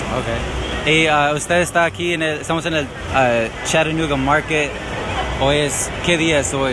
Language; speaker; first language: Spanish; non-native, learner; English